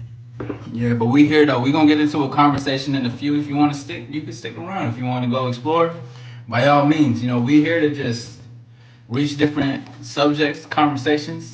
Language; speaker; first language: English; native; English